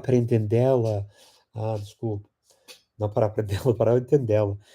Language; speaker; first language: Portuguese; non-native, fluent; English